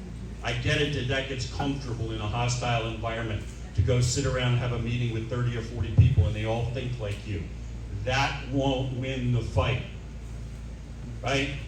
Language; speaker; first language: English; native; English